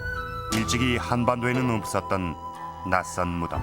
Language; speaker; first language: Korean; native; Korean